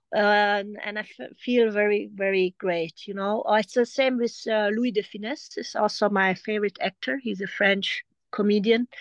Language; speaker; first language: English; non-native, fluent; German